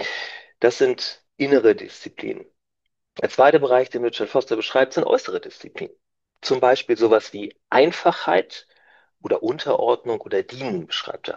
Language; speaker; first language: German; native; German